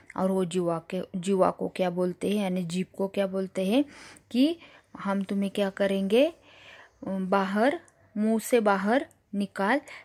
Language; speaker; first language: Hindi; non-native, local second language; Marathi